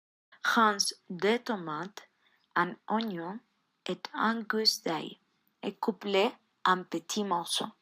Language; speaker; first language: French; non-native, learner; Spanish